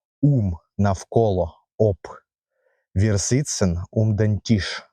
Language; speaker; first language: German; non-native, fluent; Ukrainian